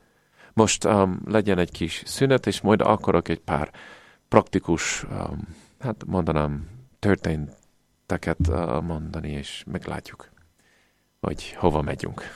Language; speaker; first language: Hungarian; non-native, fluent; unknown